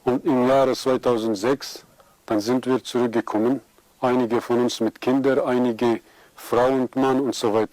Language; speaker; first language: German; non-native, fluent; Aramaic